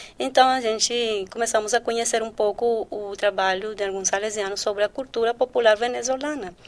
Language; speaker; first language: Portuguese; early bilingual, heritage; Portuguese